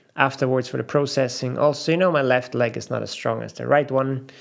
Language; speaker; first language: English; non-native, fluent; German